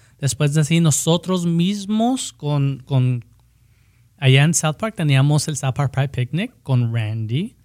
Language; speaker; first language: Spanish; early bilingual, heritage; Spanish